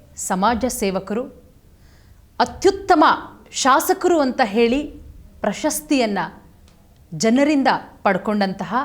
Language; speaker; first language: Kannada; native; Kannada